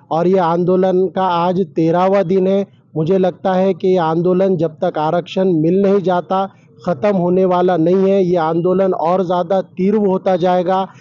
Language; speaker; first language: Urdu; native; Urdu